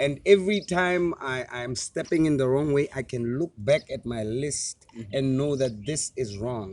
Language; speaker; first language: English; non-native, local second language; Tswana